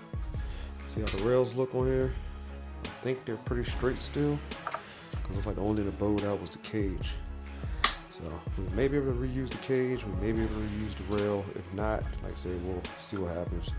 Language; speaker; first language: English; native; English